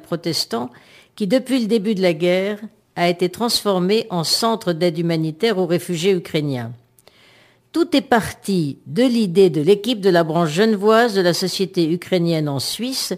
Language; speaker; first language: French; native; French